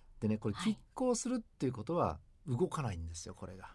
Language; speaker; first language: Japanese; native; Japanese